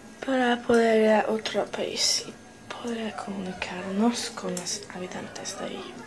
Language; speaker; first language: Spanish; non-native, learner; English